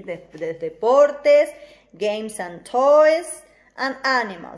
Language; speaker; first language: English; non-native, fluent; Spanish